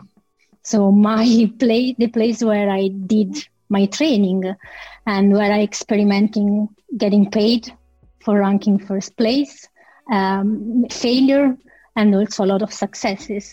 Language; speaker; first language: English; non-native, fluent; Italian